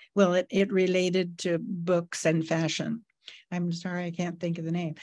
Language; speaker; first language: English; native; English